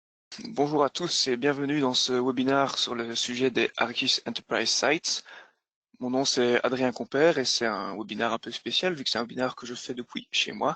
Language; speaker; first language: French; native; French